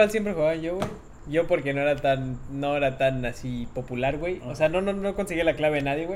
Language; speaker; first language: Spanish; native; Spanish